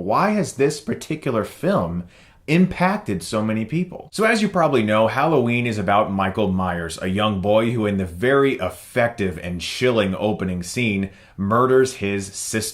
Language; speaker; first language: English; native; English